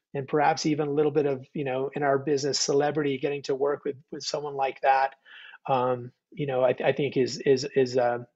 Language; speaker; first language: English; native; English